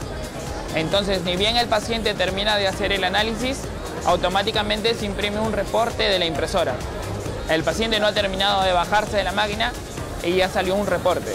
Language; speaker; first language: Spanish; native; Spanish